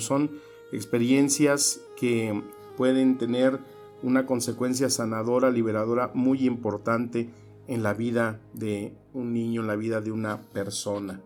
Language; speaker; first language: Spanish; native; Spanish